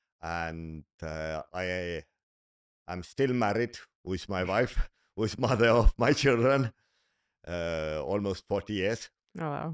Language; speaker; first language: English; non-native, learner; Estonian